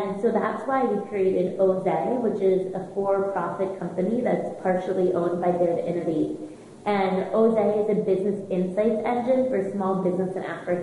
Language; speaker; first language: English; native; English